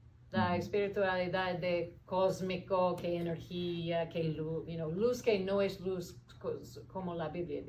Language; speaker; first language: Spanish; non-native, fluent; English